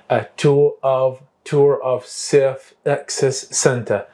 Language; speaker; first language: English; non-native, fluent; Arabic